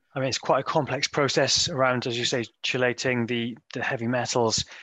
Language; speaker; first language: English; native; English